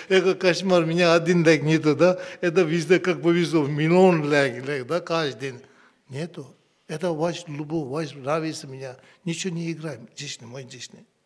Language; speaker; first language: Russian; non-native, learner; Tibetan